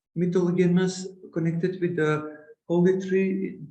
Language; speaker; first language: English; non-native, learner; Macedonian